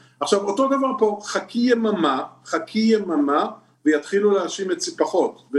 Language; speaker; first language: Hebrew; native; Hebrew